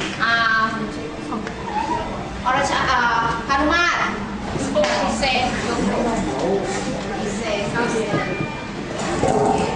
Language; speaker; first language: English; non-native, learner; Thai